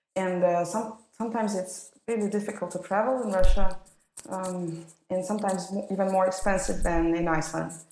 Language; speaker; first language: English; non-native, fluent; Russian